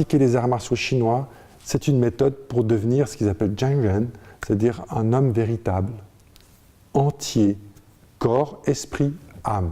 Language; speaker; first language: French; native; French